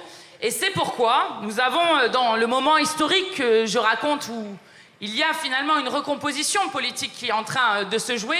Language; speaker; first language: French; native; French